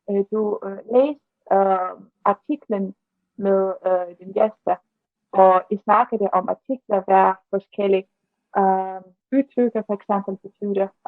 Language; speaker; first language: Danish; non-native, learner; Russian